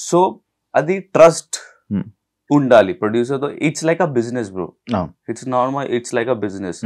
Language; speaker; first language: Telugu; non-native, local second language; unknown